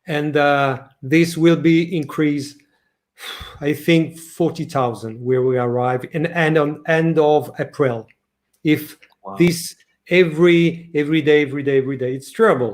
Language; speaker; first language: English; non-native, learner; French